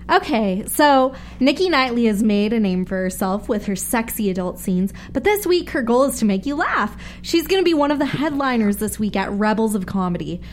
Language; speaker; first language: English; native; English